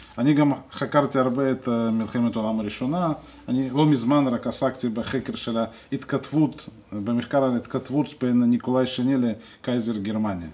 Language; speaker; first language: Hebrew; non-native, fluent; Russian